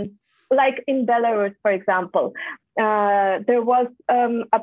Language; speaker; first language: English; non-native, fluent; Kazakh